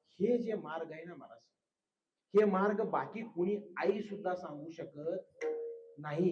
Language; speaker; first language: Marathi; non-native, local second language; Kannada